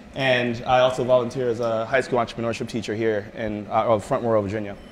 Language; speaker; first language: English; native; English